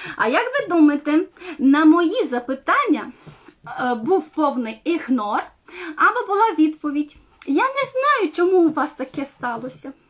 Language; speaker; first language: Ukrainian; non-native, local second language; Romanian